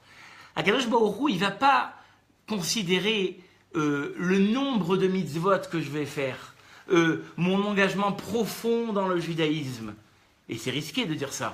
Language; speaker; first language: French; native; French